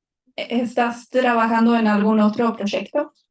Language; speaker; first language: Spanish; non-native, fluent; Swedish